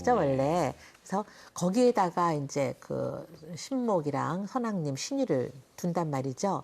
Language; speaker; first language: Korean; native; Korean